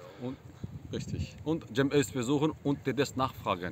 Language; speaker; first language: German; non-native, fluent; Turkish